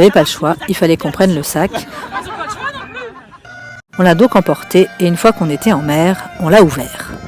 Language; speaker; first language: French; native; French